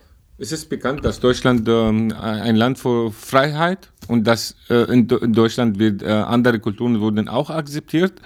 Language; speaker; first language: German; non-native, learner; Arabic